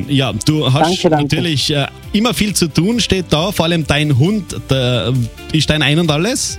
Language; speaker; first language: German; native; German